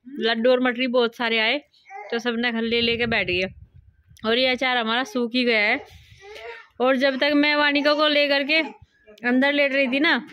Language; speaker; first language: Hindi; native; Hindi